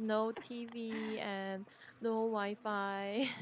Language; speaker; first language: English; non-native, learner; Korean